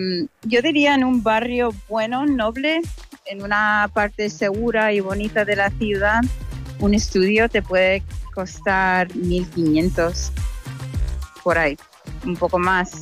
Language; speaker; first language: Spanish; non-native, fluent; English